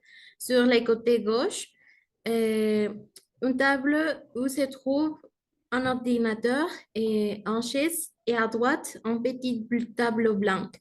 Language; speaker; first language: French; non-native, learner; Spanish